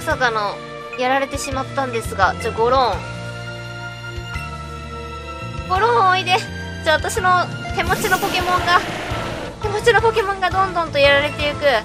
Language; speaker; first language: Japanese; native; Japanese